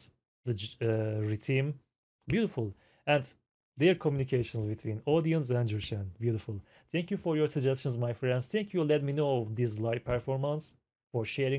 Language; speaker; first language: English; non-native, fluent; Turkish